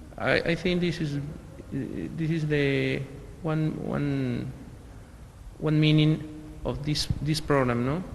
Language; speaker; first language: English; non-native, learner; Spanish